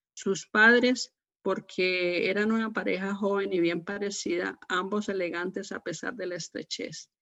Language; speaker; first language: Spanish; native; Spanish